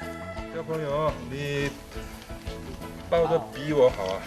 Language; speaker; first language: Chinese; non-native, learner; Korean